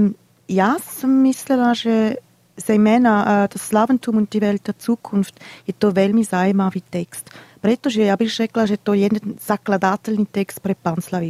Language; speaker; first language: Slovak; non-native, learner; German